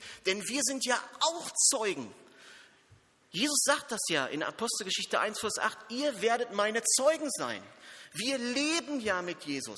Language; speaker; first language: German; native; German